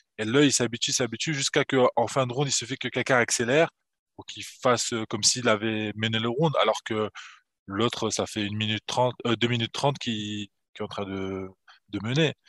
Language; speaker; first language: French; early bilingual, other home language; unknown